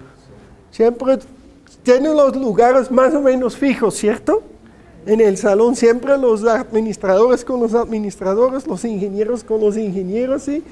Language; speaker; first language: Spanish; non-native, fluent; Dutch